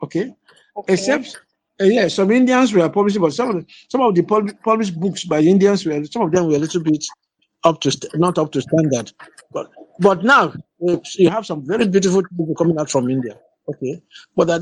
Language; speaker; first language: English; non-native, local second language; Igbo